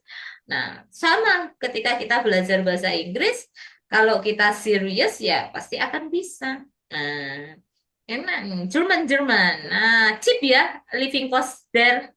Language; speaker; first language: Indonesian; native; Indonesian